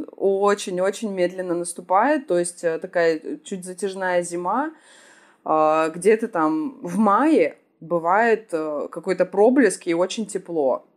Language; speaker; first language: Russian; native; Russian